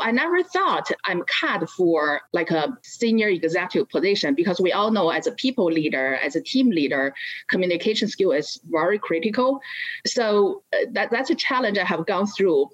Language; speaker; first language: English; non-native, fluent; Chinese